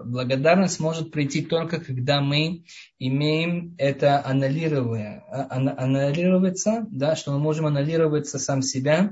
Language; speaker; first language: Russian; early bilingual, heritage; Russian